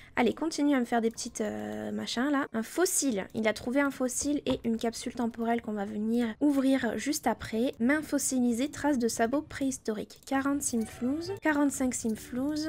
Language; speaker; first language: French; native; French